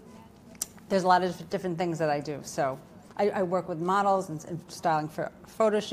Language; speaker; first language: English; native; English